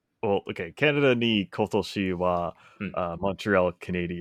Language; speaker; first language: Japanese; non-native, learner; English